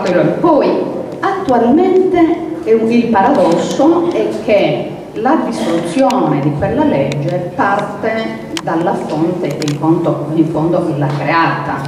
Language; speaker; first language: Italian; native; Italian